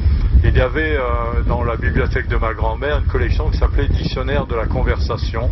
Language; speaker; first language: French; native; French